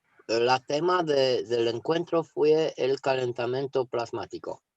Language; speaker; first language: Spanish; non-native, fluent; Romanian